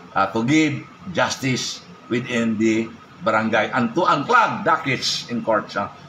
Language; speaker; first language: English; non-native, local second language; Cebuano